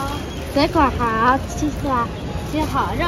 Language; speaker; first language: Chinese; non-native, learner; Vietnamese